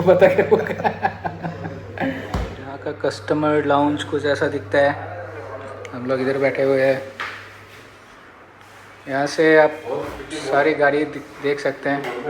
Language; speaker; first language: Hindi; native; Hindi